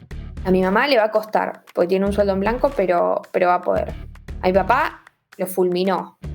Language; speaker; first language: Spanish; native; Spanish